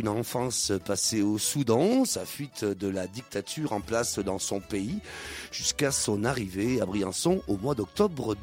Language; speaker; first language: French; native; French